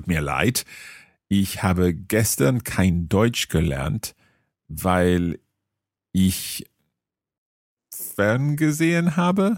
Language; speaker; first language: German; non-native, fluent; English